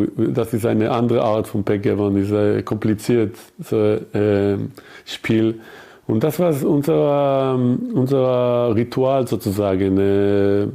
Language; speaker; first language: German; non-native, learner; Hebrew